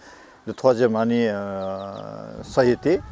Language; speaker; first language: French; non-native, learner; Nepali